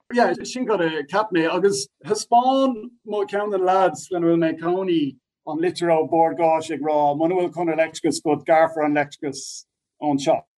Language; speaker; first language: Irish; non-native, local second language; English